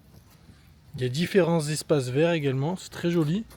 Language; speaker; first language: French; native; French